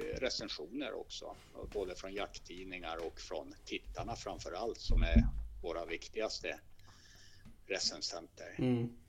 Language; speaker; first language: Swedish; native; Swedish